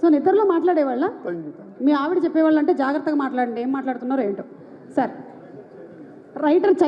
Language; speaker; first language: Telugu; native; Telugu